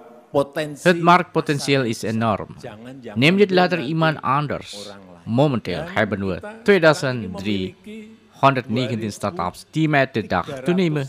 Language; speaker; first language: Dutch; non-native, fluent; Indonesian